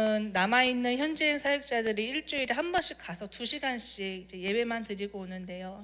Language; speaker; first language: Korean; native; Korean